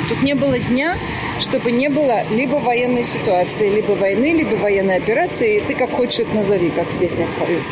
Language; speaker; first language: Russian; native; Russian